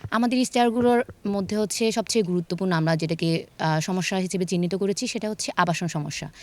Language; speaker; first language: Bangla; non-native, local second language; Chakma